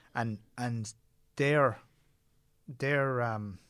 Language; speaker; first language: English; native; English